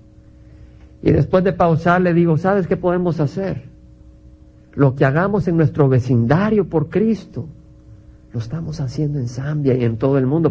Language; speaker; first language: Spanish; native; Spanish